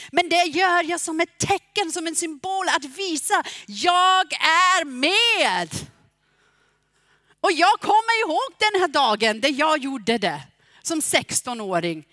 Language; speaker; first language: Swedish; non-native, fluent; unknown